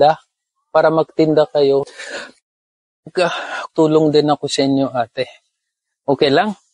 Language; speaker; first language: Filipino; non-native, learner; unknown